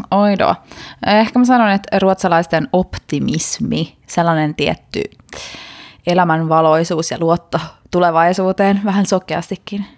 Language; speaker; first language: Finnish; native; Finnish